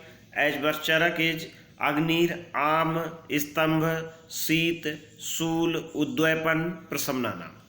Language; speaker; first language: English; non-native, local second language; Hindi